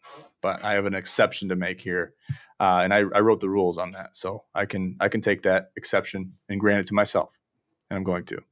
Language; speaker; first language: English; native; English